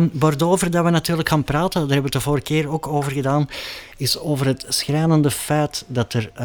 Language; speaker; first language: Dutch; native; Dutch